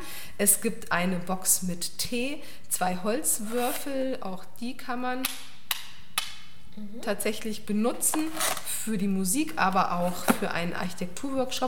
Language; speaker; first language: German; native; German